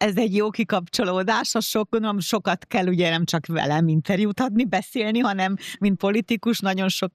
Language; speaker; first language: Hungarian; native; Hungarian